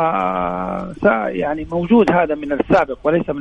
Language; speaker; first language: Arabic; native; Arabic